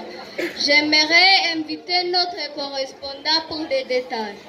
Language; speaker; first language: French; non-native, learner; Kinyarwanda